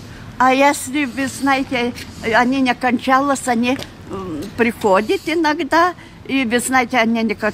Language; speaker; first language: Russian; non-native, learner; Lithuanian